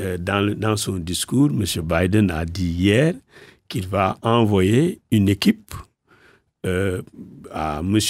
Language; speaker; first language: French; non-native, local second language; Wolof